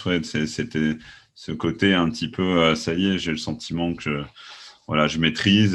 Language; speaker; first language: French; native; French